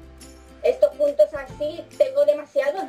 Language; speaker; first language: Spanish; native; Spanish